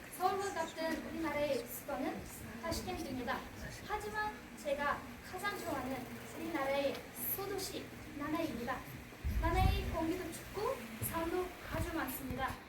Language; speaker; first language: Korean; non-native, learner; Uzbek